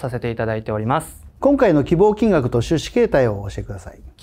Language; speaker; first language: Japanese; native; Japanese